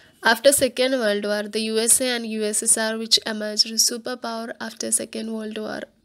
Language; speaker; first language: English; non-native, local second language; Malayalam